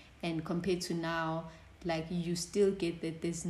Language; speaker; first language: English; non-native, local second language; Zulu